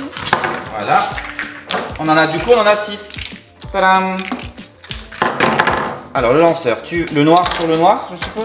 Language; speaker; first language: French; native; French